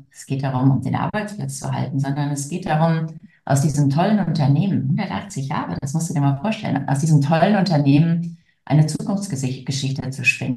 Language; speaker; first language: German; native; German